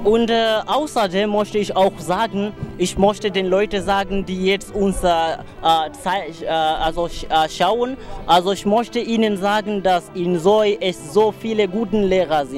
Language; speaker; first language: German; non-native, fluent; Swahili